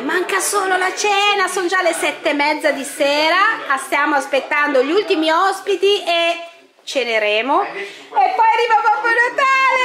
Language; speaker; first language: Italian; native; Italian